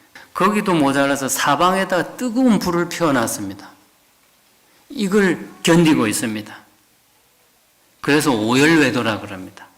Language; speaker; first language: Korean; native; Korean